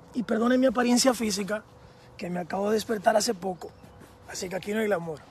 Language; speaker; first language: Spanish; early bilingual, heritage; Spanish